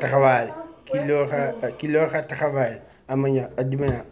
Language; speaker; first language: French; non-native, learner; Portuguese